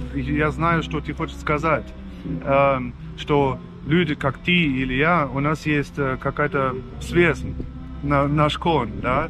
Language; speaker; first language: Russian; non-native, fluent; German